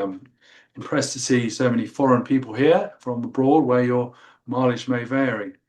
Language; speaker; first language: English; native; English